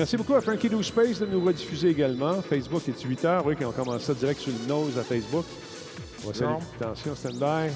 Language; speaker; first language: French; native; French